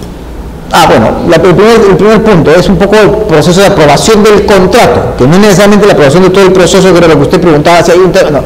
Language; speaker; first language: Spanish; native; Spanish